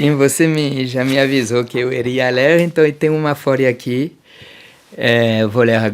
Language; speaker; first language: Portuguese; non-native, fluent; French